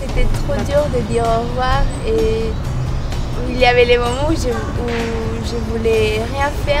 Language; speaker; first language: French; non-native, learner; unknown